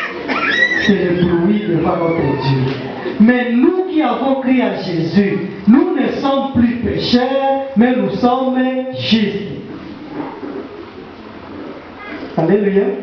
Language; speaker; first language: French; non-native, local second language; Swahili